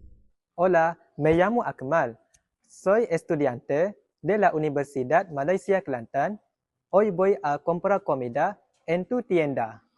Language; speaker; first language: Spanish; non-native, learner; Malay